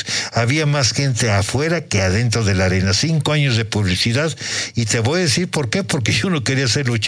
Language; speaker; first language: Spanish; native; Spanish